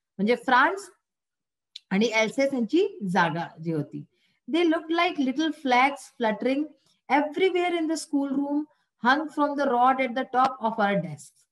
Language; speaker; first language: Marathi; non-native, local second language; Hindi